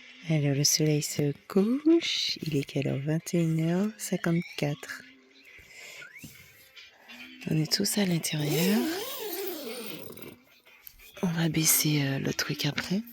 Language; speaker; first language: French; native; French